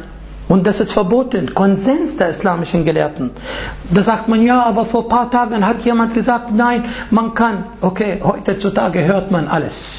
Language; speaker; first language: German; non-native, fluent; Arabic